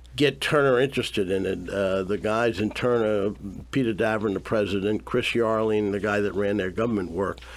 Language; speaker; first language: English; native; English